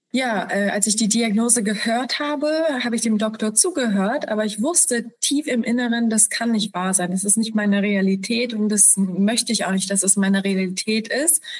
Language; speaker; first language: German; early bilingual, other home language; Polish